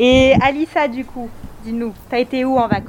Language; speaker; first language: French; native; French